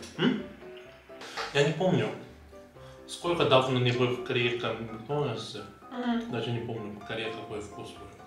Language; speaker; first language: Russian; non-native, learner; Korean